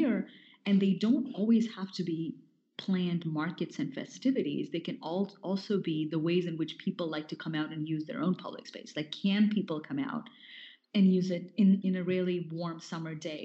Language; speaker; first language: English; non-native, local second language; Hindi